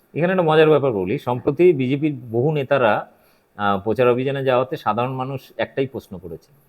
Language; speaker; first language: Bangla; native; Bangla